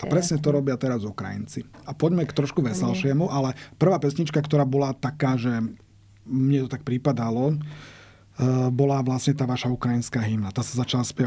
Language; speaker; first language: Slovak; native; Slovak